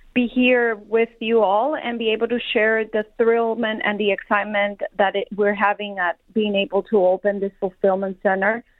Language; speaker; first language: English; non-native, fluent; Spanish